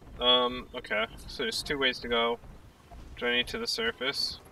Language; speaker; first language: English; native; English